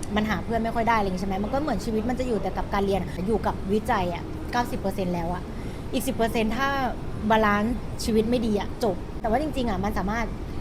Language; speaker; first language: Thai; native; Thai